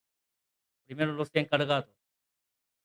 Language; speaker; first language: Spanish; non-native, learner; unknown